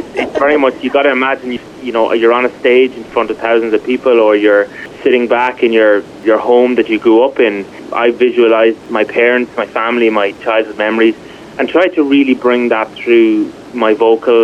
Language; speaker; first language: English; native; English